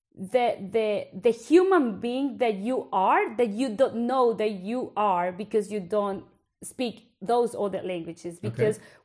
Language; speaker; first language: English; non-native, fluent; Spanish